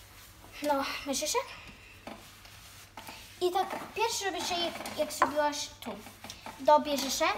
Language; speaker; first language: Polish; early bilingual, heritage; Polish